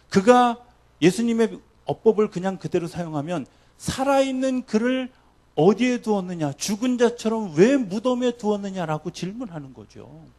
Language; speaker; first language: Korean; native; Korean